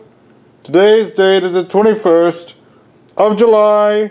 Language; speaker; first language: English; native; English